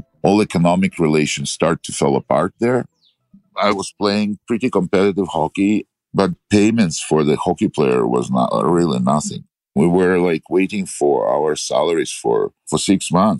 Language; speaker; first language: English; non-native, learner; Ukrainian